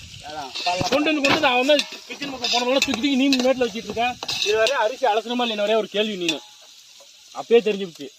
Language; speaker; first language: Tamil; native; Tamil